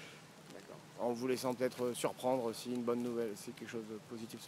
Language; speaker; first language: French; native; French